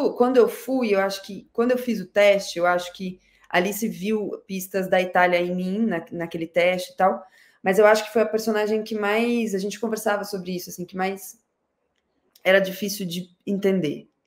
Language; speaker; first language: Portuguese; native; Portuguese